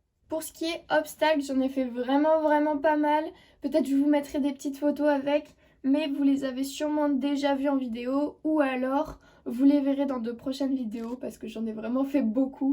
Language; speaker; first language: French; native; French